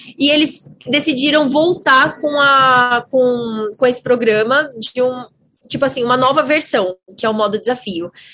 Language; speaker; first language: Portuguese; native; Portuguese